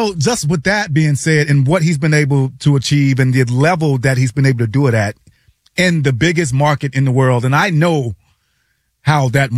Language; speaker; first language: English; native; English